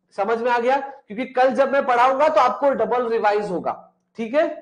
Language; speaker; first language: Hindi; non-native, local second language; Marathi